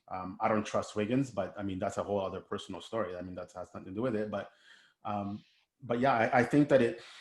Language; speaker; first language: English; native; English